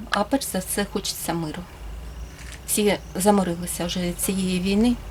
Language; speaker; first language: Ukrainian; native; Ukrainian